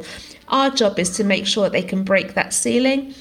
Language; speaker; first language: English; non-native, local second language; Greek